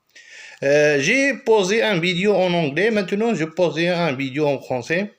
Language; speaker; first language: French; non-native, local second language; Arabic